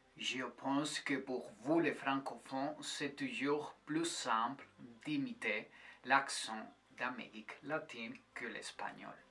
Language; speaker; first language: French; non-native, fluent; Spanish